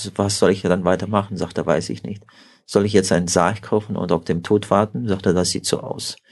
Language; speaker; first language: German; early bilingual, heritage; Russian